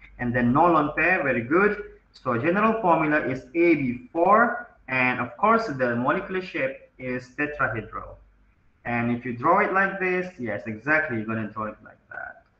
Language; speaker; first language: English; non-native, local second language; Malay